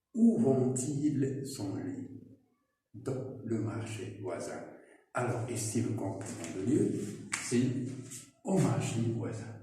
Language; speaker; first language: French; non-native, local second language; Arabic